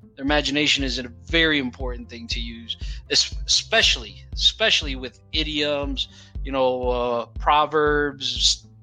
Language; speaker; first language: English; non-native, fluent; Portuguese